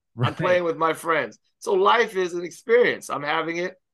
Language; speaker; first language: English; native; English